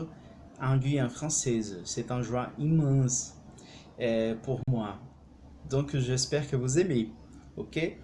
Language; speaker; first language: French; non-native, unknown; Spanish